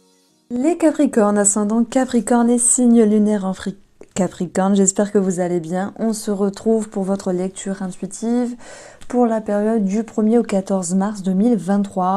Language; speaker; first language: French; native; French